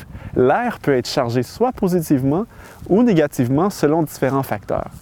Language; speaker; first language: French; native; French